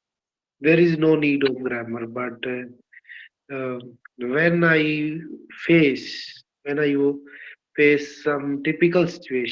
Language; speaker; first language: English; non-native, learner; Hindi